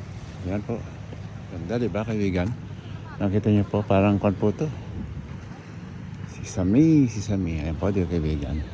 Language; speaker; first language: Filipino; native; Filipino